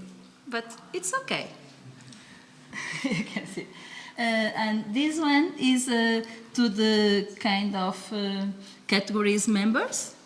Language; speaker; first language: English; non-native, learner; Portuguese